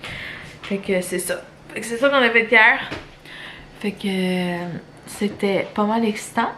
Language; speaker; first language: French; native; French